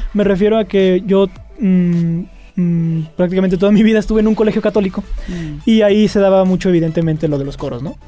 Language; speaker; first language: Spanish; native; Spanish